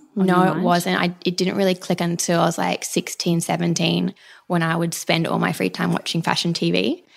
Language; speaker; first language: English; native; English